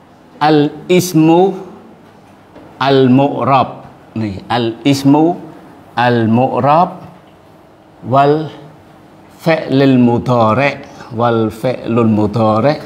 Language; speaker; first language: Arabic; non-native, fluent; Western Cham